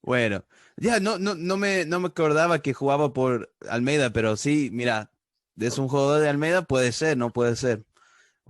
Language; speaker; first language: Spanish; early bilingual, heritage; Spanish